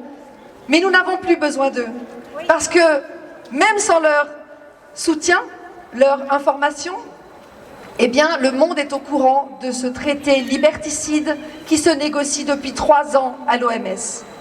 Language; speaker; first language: French; native; French